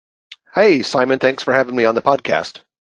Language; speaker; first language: English; native; English